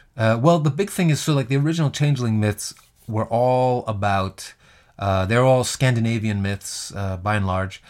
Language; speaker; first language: English; native; English